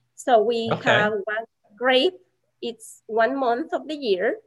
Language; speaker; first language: English; non-native, fluent; Spanish